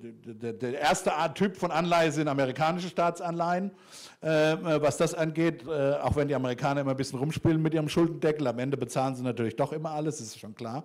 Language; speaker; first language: German; native; German